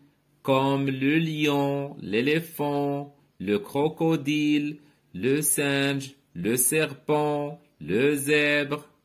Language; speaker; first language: French; non-native, local second language; Arabic